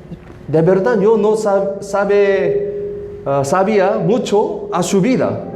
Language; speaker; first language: Spanish; non-native, fluent; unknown